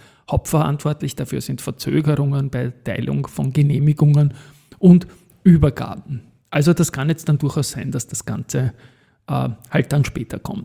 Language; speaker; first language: German; native; German